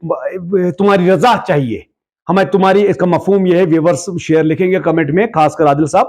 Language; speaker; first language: Urdu; native; Urdu